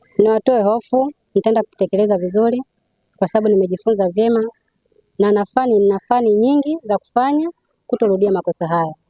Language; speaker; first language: Swahili; native; Swahili